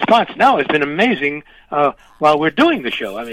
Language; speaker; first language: English; early bilingual, other home language; Spanish